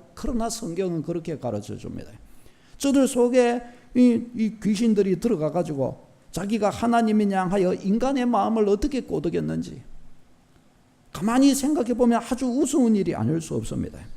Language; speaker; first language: Korean; native; Korean